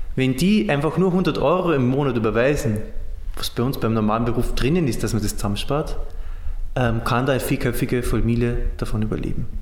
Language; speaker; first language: German; native; German